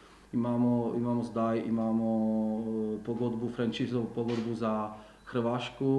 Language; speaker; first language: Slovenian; non-native, learner; Slovak